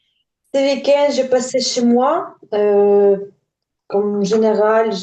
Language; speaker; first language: French; non-native, learner; Ukrainian